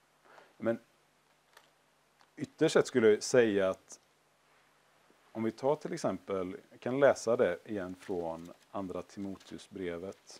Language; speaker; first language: Swedish; native; Swedish